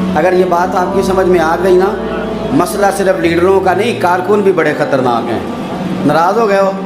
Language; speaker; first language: Urdu; non-native, local second language; Punjabi